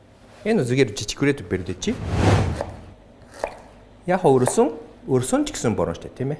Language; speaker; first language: Mongolian; non-native, fluent; Japanese